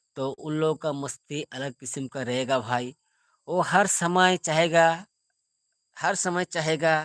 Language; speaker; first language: Hindi; non-native, local second language; Bangla